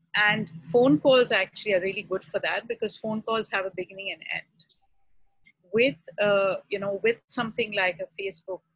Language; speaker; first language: English; non-native, local second language; Urdu